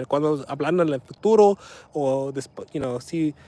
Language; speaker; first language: Spanish; non-native, learner; English